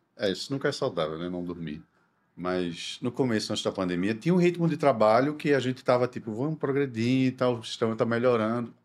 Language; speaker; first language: Portuguese; native; Portuguese